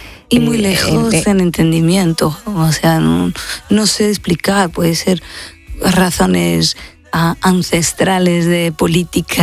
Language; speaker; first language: Spanish; non-native, fluent; Portuguese